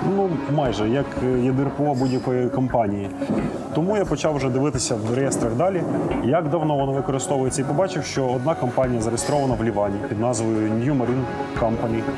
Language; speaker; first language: Ukrainian; native; Ukrainian